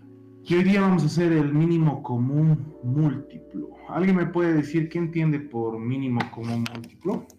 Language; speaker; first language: Spanish; native; Spanish